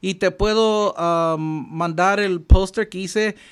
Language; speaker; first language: Spanish; early bilingual, heritage; Spanish